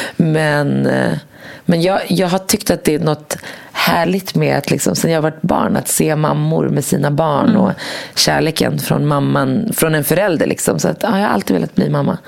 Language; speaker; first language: Swedish; early bilingual, other home language; Arabic